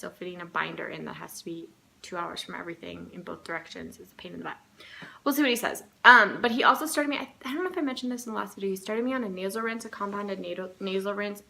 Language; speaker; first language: English; native; English